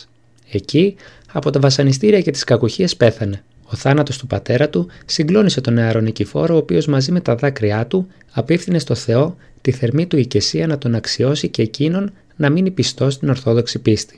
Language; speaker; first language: Greek; native; Greek